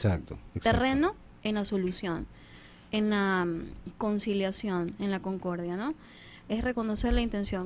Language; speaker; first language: Spanish; native; Spanish